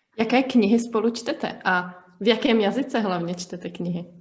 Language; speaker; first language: Czech; native; Czech